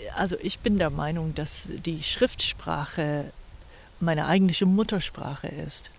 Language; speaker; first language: German; non-native, fluent; English